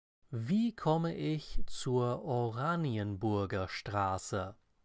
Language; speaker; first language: German; non-native, fluent; English